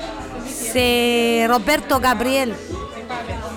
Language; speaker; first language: French; non-native, learner; Romanian